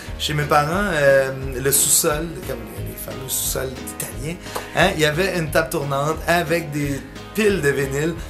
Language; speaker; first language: French; early bilingual, other home language; Italian